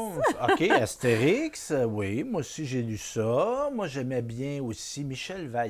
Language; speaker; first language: French; native; French